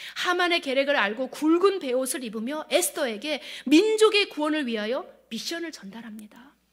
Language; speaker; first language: Korean; native; Korean